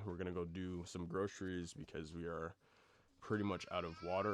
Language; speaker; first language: English; native; English